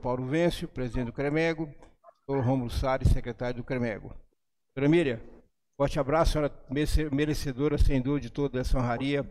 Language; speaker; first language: Portuguese; native; Portuguese